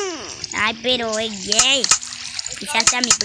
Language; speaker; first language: Spanish; native; Spanish